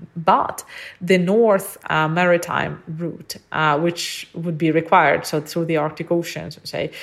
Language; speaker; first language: English; early bilingual, other home language; Ukrainian